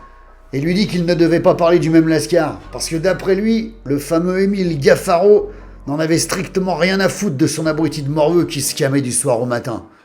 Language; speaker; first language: French; native; French